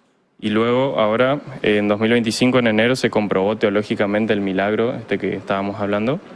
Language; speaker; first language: Spanish; native; Spanish